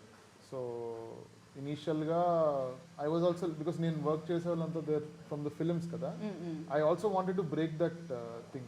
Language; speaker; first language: Telugu; native; Telugu